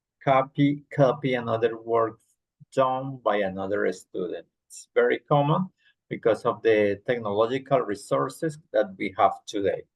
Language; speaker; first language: English; non-native, fluent; Spanish